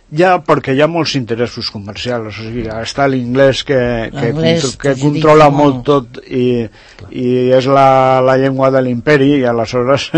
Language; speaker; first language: Catalan; non-native, local second language; Spanish